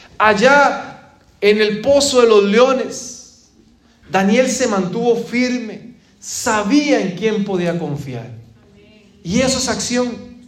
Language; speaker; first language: Spanish; native; Spanish